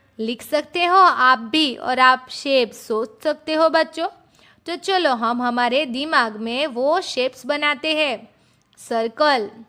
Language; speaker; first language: Hindi; non-native, local second language; Gujarati